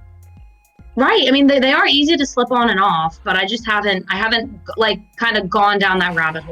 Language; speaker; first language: English; native; English